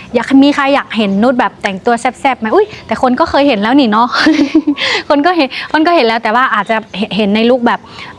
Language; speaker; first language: Thai; non-native, fluent; Lao